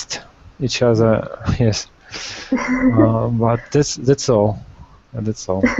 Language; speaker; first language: English; non-native, learner; Russian